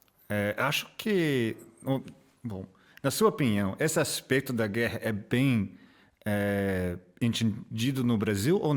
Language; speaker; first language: Portuguese; non-native, fluent; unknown